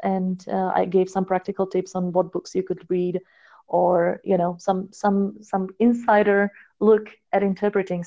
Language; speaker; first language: English; non-native, fluent; Slovak